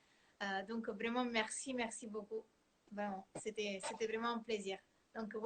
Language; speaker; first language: French; non-native, fluent; Italian